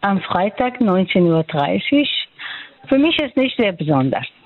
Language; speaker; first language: German; non-native, fluent; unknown